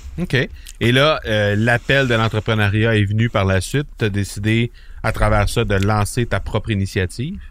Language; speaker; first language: French; native; French